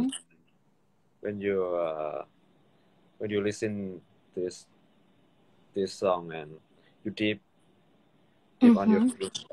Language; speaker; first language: English; non-native, learner; Thai